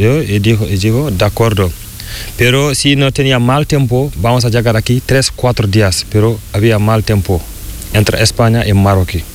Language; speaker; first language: Spanish; non-native, learner; Fula